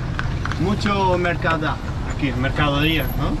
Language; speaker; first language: Spanish; non-native, fluent; Danish